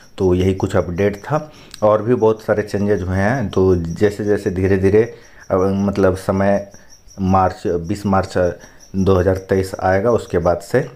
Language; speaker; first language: Hindi; native; Hindi